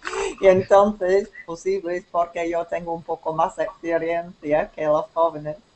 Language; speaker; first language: Spanish; non-native, learner; English